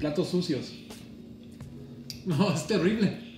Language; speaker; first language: Spanish; early bilingual, other home language; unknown